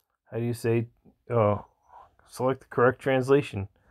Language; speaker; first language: English; native; English